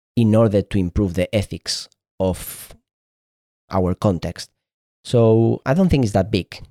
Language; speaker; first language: English; non-native, fluent; Spanish